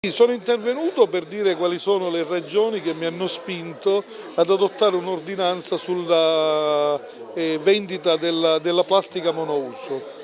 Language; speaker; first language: Italian; native; Italian